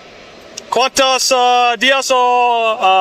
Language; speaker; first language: Spanish; non-native, learner; English